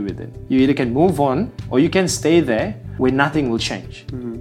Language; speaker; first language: English; non-native, local second language; Malay